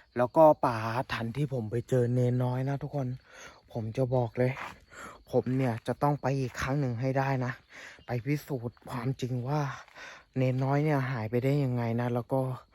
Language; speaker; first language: Thai; non-native, local second language; S'gaw Karen